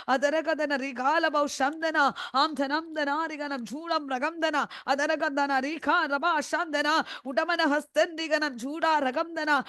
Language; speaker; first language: Hindi; non-native, local second language; Malayalam